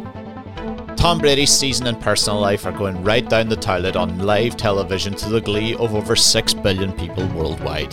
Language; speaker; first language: English; native; English